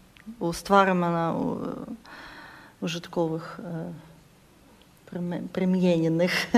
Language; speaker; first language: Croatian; non-native, learner; Ukrainian